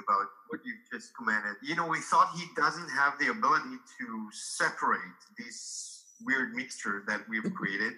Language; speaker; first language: English; non-native, fluent; Hebrew